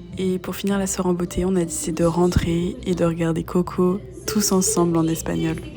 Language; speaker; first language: French; native; French